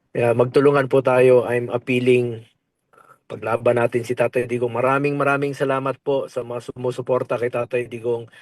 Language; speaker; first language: Filipino; non-native, local second language; Cebuano